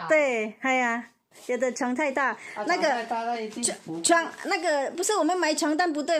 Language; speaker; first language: Chinese; non-native, learner; Indonesian